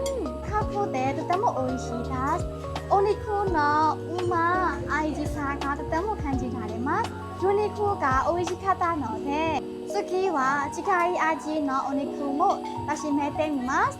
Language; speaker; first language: Japanese; non-native, learner; Burmese